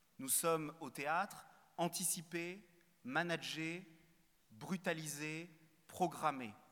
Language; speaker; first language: French; native; French